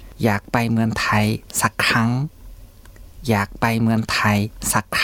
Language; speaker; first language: Thai; non-native, fluent; Japanese